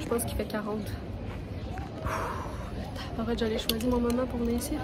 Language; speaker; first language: French; native; French